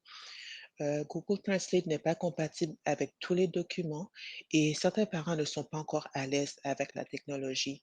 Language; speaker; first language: French; native; French